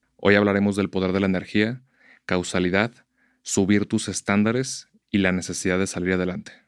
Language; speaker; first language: Spanish; native; Spanish